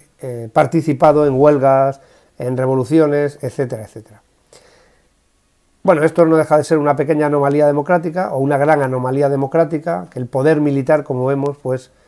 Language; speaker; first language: Spanish; native; Spanish